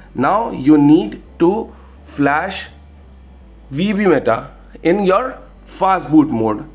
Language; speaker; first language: English; non-native, local second language; Hindi